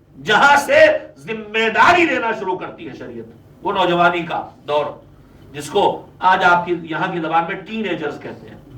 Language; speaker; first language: Urdu; native; Urdu